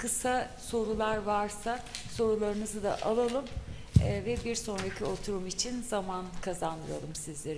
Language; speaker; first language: Turkish; native; Turkish